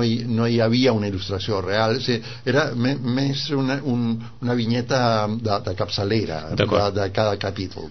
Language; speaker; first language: Catalan; non-native, fluent; Spanish